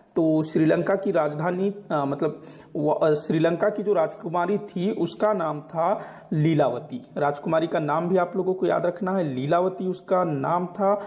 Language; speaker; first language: Hindi; non-native, local second language; Marathi